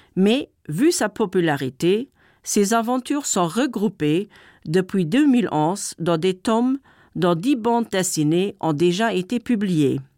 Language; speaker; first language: French; non-native, local second language; Luxembourgish